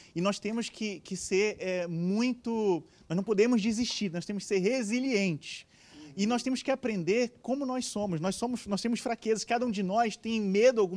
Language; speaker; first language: Portuguese; native; Portuguese